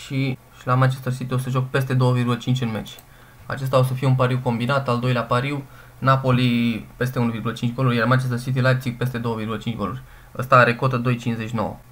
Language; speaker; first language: Romanian; native; Romanian